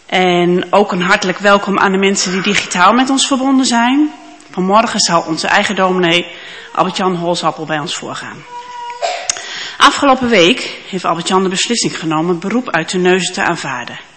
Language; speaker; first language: Dutch; native; Dutch